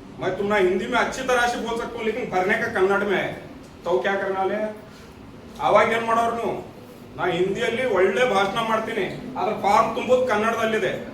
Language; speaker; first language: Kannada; non-native, local second language; Urdu